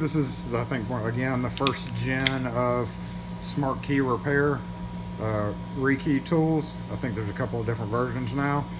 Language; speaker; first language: English; native; English